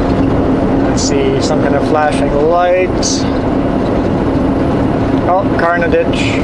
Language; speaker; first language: English; native; English